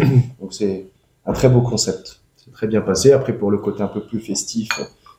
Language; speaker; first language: French; native; French